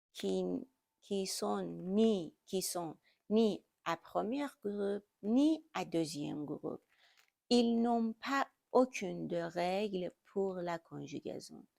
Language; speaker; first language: French; non-native, learner; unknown